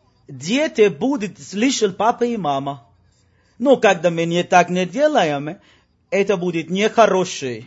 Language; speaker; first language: Russian; non-native, learner; Spanish